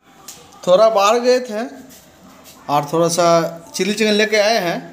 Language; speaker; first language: Hindi; native; Hindi